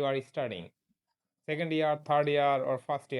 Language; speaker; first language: English; non-native, learner; Bangla